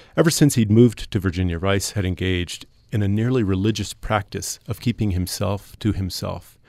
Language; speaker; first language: English; native; English